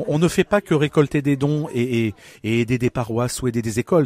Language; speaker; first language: French; native; French